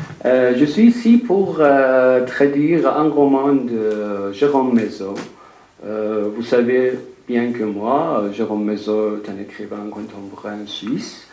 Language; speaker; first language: French; non-native, fluent; Persian